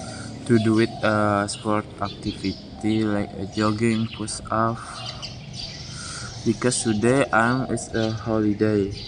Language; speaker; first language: English; non-native, learner; Indonesian